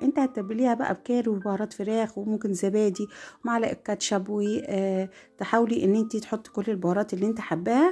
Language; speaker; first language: Arabic; native; Arabic